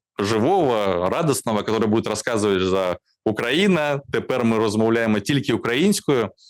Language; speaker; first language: Russian; native; Russian